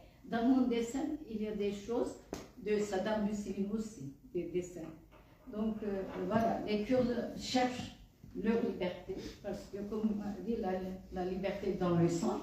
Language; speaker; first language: French; non-native, fluent; Kurdish